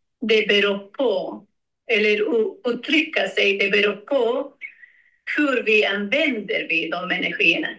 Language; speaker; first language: Swedish; non-native, learner; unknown